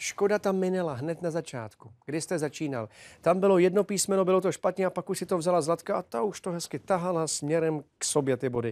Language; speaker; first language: Czech; native; Czech